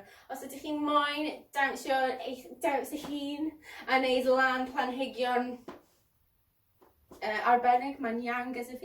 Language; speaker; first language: Welsh; non-native, local second language; English